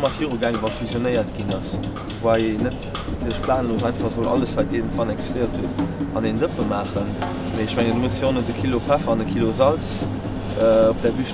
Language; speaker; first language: German; non-native, local second language; Luxembourgish